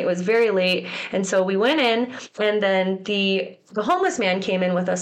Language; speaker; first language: English; native; English